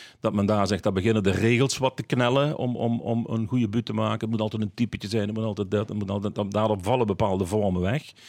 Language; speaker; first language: Dutch; native; Dutch